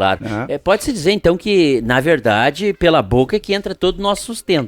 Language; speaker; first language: Portuguese; native; Portuguese